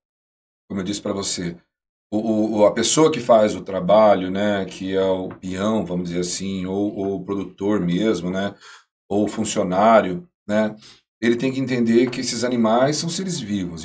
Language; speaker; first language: Portuguese; native; Portuguese